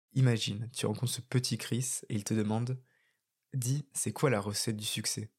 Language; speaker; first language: French; native; French